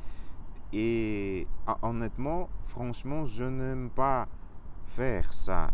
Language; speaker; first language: French; non-native, learner; Russian